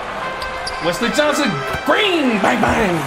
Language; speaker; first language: English; native; English